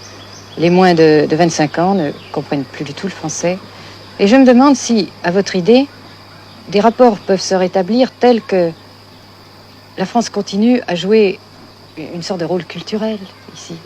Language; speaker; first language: French; native; French